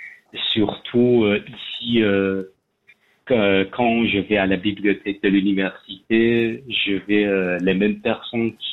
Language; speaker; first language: French; non-native, learner; Persian